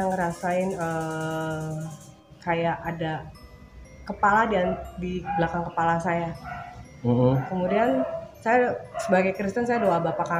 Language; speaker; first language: Indonesian; native; Indonesian